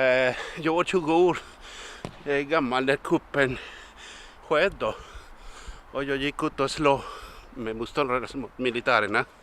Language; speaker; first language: Swedish; non-native, fluent; Spanish